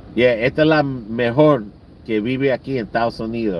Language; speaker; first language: Spanish; early bilingual, heritage; Spanish